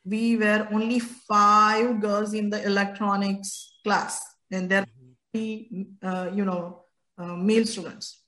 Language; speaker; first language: English; non-native, local second language; Gujarati